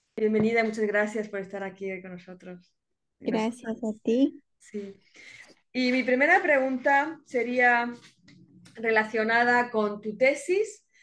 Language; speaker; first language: Spanish; native; Spanish